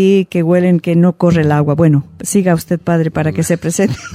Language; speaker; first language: Spanish; native; Spanish